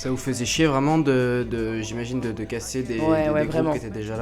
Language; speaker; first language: French; native; French